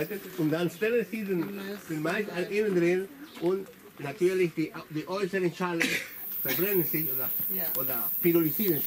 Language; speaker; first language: German; non-native, fluent; Spanish